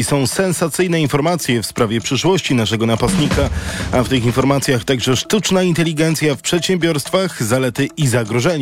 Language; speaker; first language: Polish; native; Polish